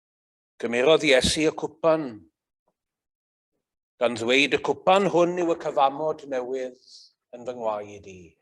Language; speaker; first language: Welsh; native; Welsh